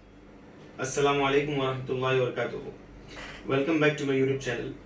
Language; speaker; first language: Hindi; native; Hindi